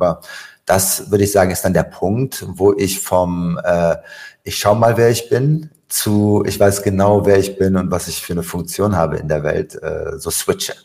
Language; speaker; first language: German; early bilingual, other home language; Arabic